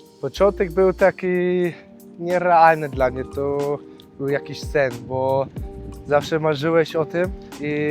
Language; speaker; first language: Polish; early bilingual, heritage; Polish